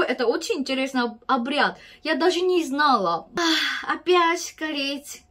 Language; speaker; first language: Russian; non-native, fluent; Korean